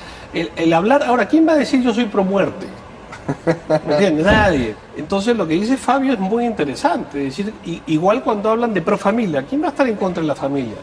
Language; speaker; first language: Spanish; native; Spanish